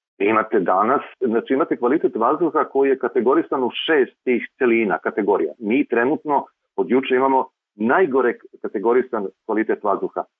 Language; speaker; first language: Serbian; native; Serbian